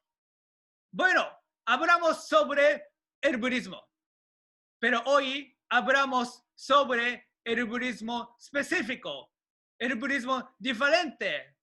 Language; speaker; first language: Spanish; non-native, learner; Japanese